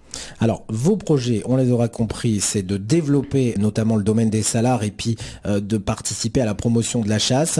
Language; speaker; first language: French; native; French